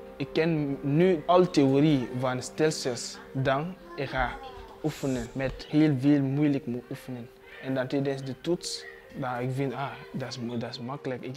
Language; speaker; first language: Dutch; non-native, learner; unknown